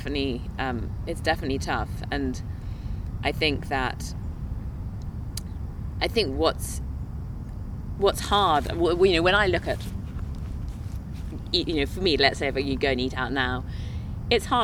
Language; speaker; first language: English; native; English